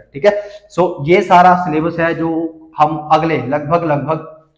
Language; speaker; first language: Hindi; native; Hindi